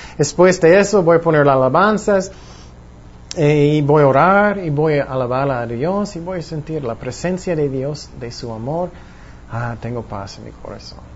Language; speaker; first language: Spanish; non-native, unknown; English